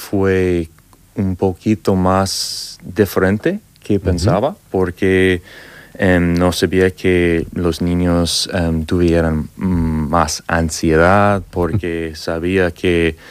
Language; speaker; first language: Spanish; non-native, learner; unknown